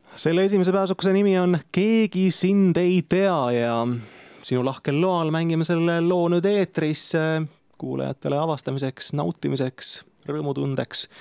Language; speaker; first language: Estonian; native; Estonian